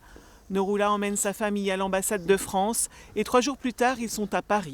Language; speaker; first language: French; native; French